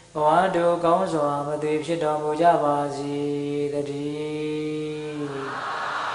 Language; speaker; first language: Burmese; native; Burmese